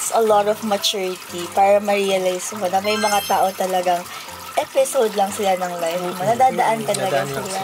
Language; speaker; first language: Filipino; native; Filipino